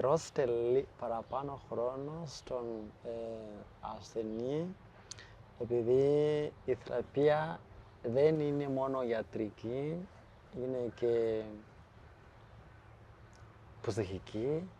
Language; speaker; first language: Greek; non-native, fluent; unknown